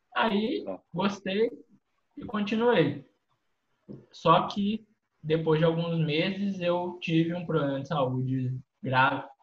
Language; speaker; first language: Portuguese; native; Portuguese